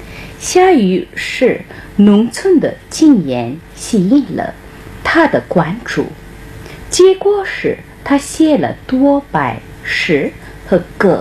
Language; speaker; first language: Chinese; non-native, fluent; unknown